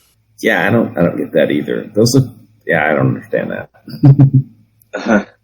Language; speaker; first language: English; native; English